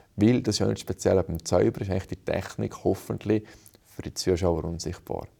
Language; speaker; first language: German; native; German